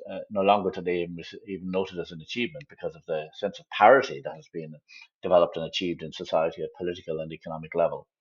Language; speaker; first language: English; native; English